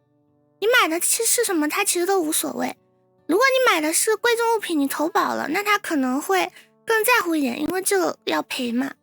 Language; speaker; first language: Chinese; native; Chinese